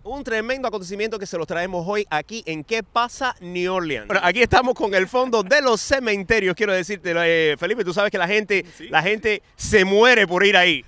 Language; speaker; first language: Spanish; native; Spanish